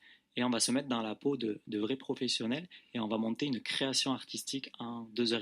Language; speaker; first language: French; native; French